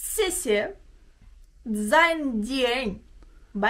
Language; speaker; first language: Chinese; non-native, learner; Russian